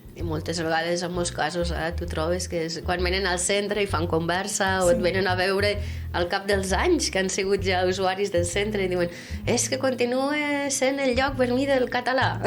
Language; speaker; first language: Catalan; native; Catalan